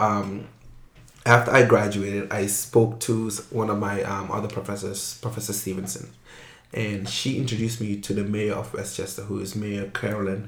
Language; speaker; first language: English; non-native, local second language; Wolof